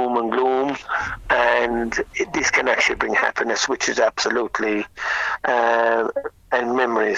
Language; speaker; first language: English; native; English